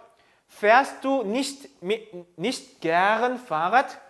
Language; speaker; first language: German; non-native, fluent; Korean